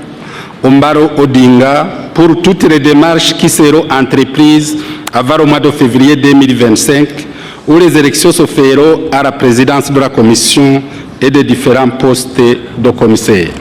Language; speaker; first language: French; non-native, local second language; Rundi